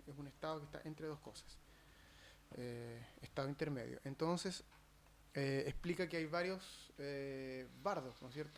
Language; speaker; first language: Spanish; native; Spanish